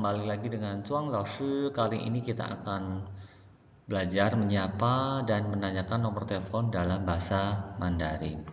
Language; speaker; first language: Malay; non-native, fluent; Chinese